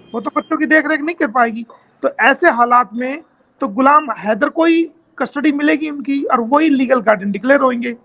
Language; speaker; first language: Hindi; native; Hindi